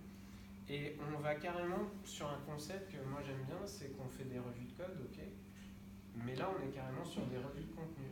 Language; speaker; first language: French; native; French